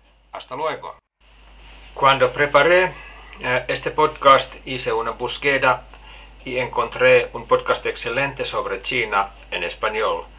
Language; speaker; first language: Spanish; non-native, fluent; Finnish